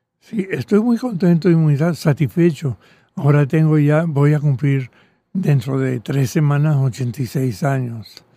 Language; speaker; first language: Spanish; early bilingual, other home language; Catalan